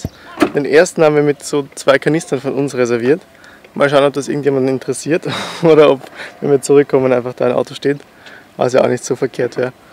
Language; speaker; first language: German; native; German